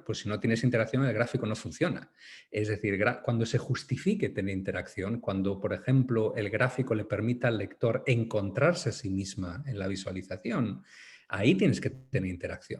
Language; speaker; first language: Spanish; native; Spanish